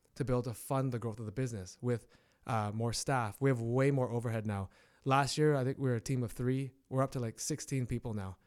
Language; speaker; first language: English; native; English